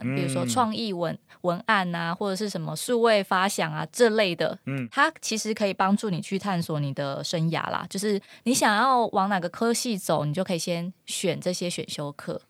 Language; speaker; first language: Chinese; non-native, local second language; Min Nan Chinese